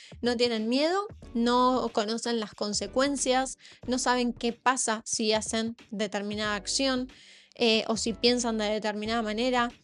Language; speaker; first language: Spanish; native; Spanish